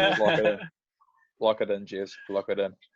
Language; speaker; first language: English; native; English